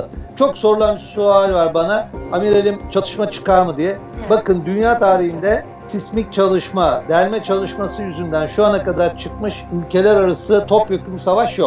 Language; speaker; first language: Turkish; native; Turkish